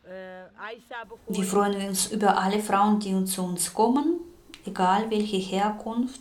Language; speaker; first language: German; non-native, fluent; Russian